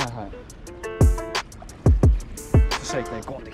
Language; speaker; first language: Japanese; native; Japanese